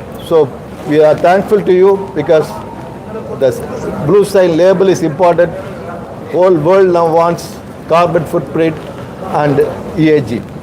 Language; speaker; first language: English; non-native, local second language; Tamil